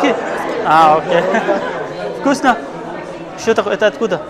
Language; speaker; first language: Russian; non-native, learner; Arabic